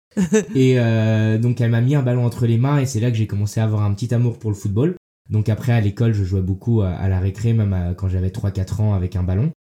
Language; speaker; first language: French; early bilingual, heritage; French